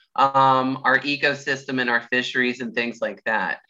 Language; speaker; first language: English; native; English